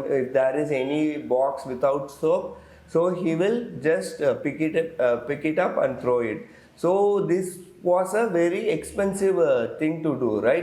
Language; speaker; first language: English; non-native, local second language; Tamil